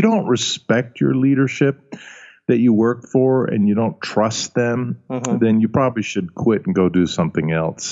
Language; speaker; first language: English; early bilingual, other home language; German